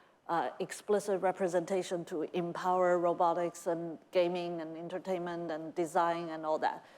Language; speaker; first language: English; non-native, fluent; Chinese